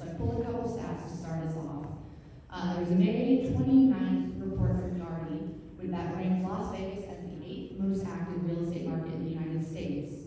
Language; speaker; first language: English; native; English